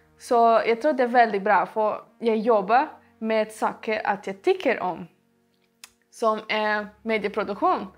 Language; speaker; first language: Swedish; non-native, learner; Portuguese